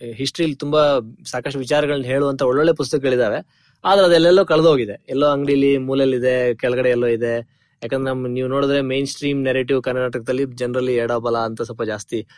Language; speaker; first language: Kannada; native; Kannada